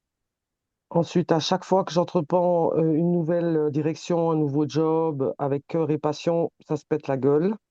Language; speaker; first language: French; native; French